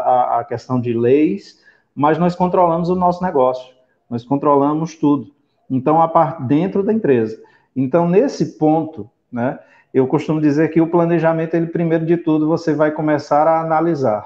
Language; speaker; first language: Portuguese; native; Portuguese